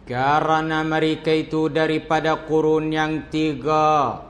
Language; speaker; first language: Malay; non-native, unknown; Thai